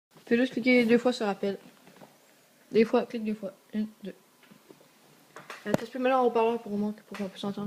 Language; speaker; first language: French; native; French